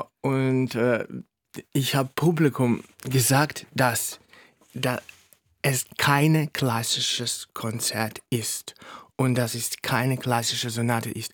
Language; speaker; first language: German; non-native, fluent; Russian